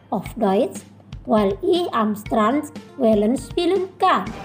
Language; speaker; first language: German; non-native, fluent; Indonesian